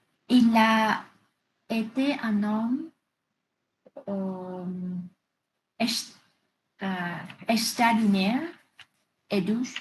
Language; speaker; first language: French; non-native, learner; Vietnamese